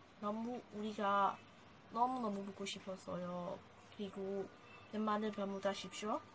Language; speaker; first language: Korean; non-native, learner; Burmese